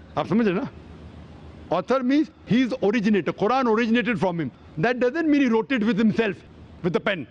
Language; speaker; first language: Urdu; non-native, local second language; Konkani